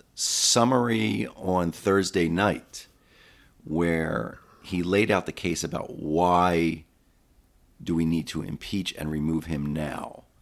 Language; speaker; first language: English; native; English